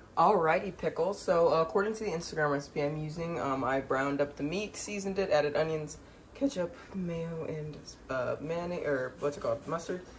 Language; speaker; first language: English; native; English